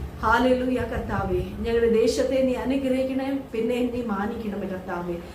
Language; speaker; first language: Malayalam; early bilingual, heritage; Malayalam